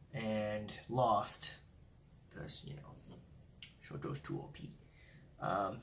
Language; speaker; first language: English; native; English